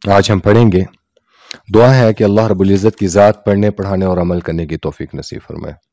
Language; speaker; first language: Urdu; non-native, local second language; Punjabi